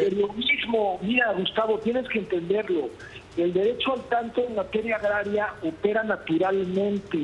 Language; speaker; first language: Spanish; native; Spanish